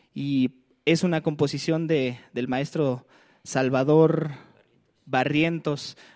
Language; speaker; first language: Spanish; non-native, local second language; Nahuatl languages